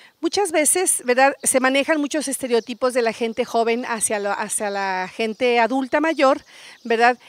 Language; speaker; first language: Spanish; native; Spanish